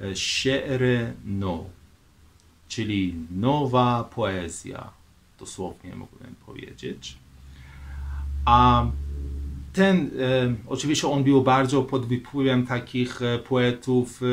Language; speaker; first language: Polish; non-native, fluent; Persian